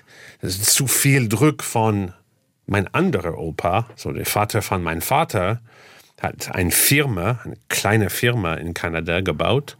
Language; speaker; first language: German; non-native, fluent; English